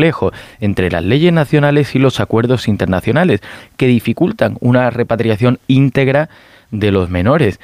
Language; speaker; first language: Spanish; native; Spanish